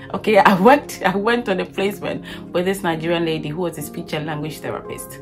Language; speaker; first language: English; non-native, local second language; Akan